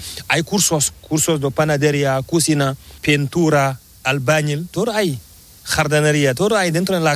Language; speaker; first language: Spanish; non-native, learner; Fula